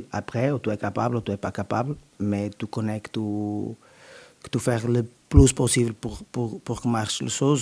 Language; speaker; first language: French; non-native, learner; Portuguese